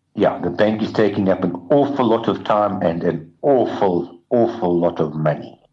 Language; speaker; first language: English; native; English